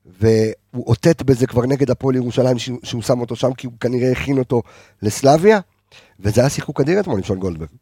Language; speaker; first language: Hebrew; native; Hebrew